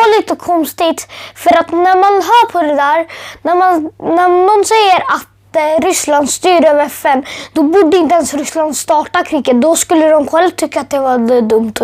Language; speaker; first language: Swedish; early bilingual, other home language; Urdu